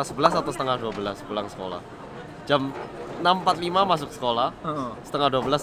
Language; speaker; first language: Indonesian; early bilingual, other home language; Korean